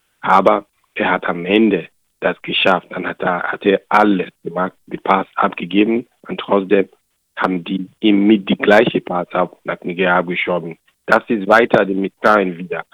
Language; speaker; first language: German; non-native, learner; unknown